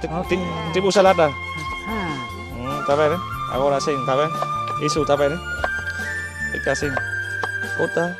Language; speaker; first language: Portuguese; non-native, learner; Vietnamese